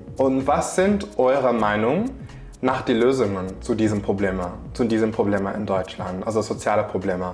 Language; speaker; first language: German; non-native, fluent; English